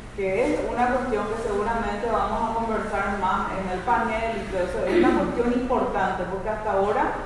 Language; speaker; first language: Spanish; native; Spanish